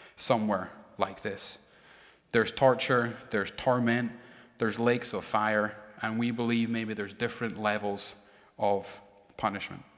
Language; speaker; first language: English; native; English